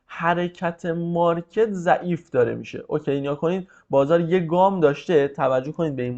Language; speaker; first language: Persian; native; Persian